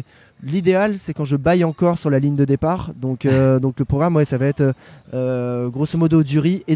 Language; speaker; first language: French; native; French